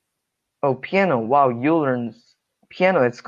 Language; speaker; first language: English; non-native, learner; Korean